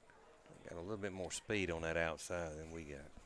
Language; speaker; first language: English; native; English